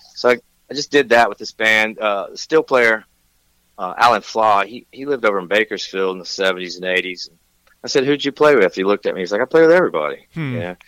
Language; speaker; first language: English; native; English